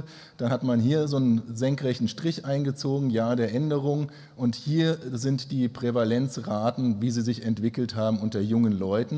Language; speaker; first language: German; native; German